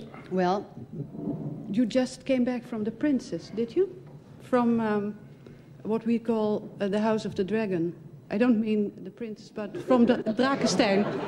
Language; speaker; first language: English; non-native, fluent; Dutch